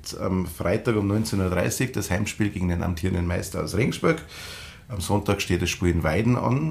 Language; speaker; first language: German; native; German